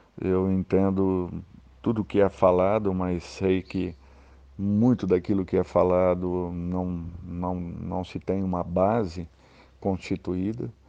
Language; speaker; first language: Portuguese; native; Portuguese